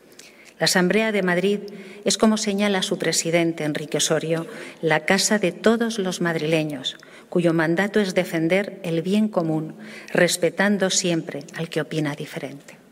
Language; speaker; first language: Spanish; native; Spanish